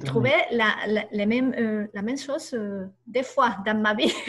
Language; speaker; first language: French; non-native, learner; Spanish